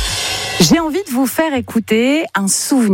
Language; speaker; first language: French; native; French